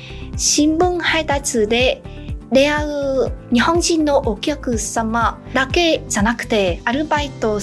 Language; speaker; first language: Japanese; non-native, fluent; Vietnamese